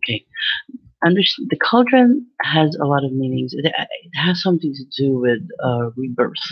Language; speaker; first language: English; non-native, local second language; Filipino